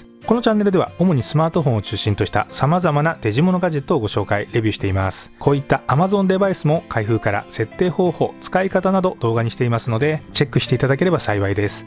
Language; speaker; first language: Japanese; native; Japanese